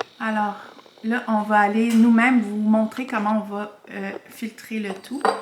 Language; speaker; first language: French; native; French